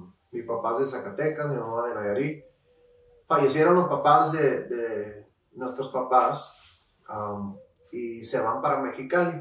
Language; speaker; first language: Spanish; early bilingual, heritage; Spanish